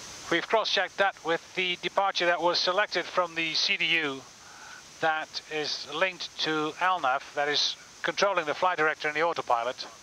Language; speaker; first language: English; non-native, fluent; Dutch